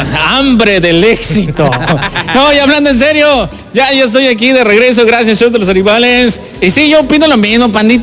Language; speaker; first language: Spanish; native; Spanish